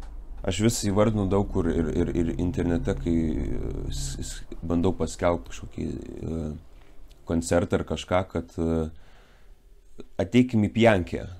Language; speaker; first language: Lithuanian; native; Lithuanian